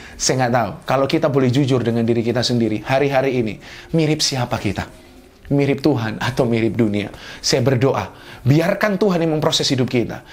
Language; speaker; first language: Indonesian; native; Indonesian